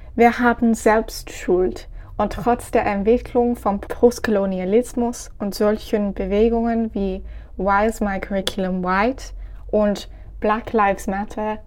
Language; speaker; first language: German; non-native, fluent; English